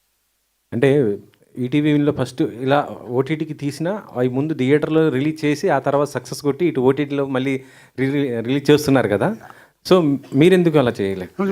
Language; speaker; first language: Telugu; native; Telugu